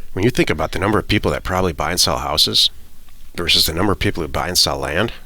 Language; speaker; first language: English; native; English